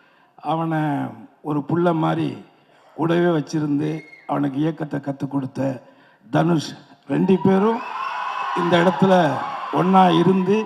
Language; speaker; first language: Tamil; native; Tamil